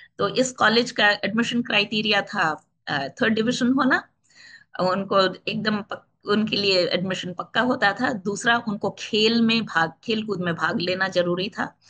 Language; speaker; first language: Hindi; non-native, local second language; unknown